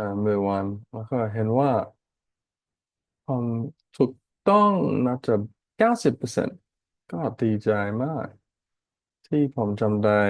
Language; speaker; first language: Thai; non-native, learner; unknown